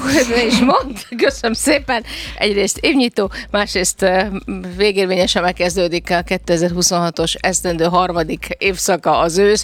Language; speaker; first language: Hungarian; native; Hungarian